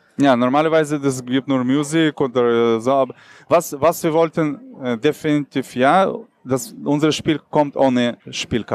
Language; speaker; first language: German; non-native, learner; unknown